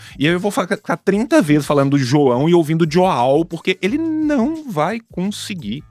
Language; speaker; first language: Portuguese; native; Portuguese